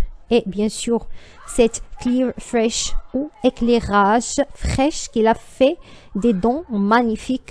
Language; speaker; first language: French; non-native, learner; Arabic